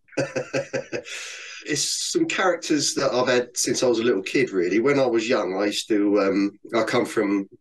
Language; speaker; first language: English; native; English